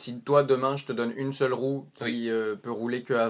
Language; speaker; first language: French; native; French